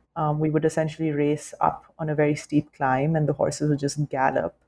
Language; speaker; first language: English; non-native, local second language; Urdu